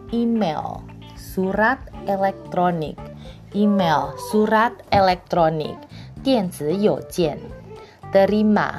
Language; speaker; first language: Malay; non-native, fluent; Chinese